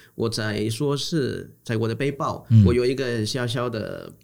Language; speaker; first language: Chinese; non-native, learner; Spanish